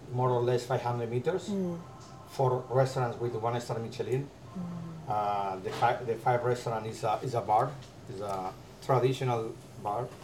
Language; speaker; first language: English; non-native, learner; Spanish